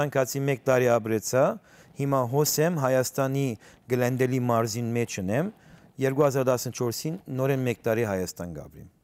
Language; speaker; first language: Armenian; early bilingual, heritage; Armenian